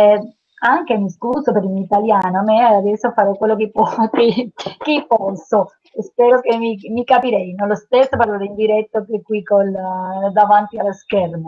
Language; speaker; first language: Italian; non-native, learner; Spanish